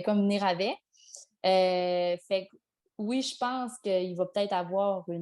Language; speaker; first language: French; native; French